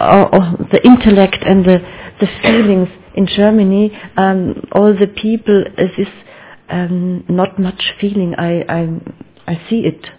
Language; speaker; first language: English; non-native, learner; German